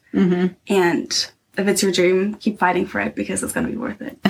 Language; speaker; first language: English; non-native, fluent; German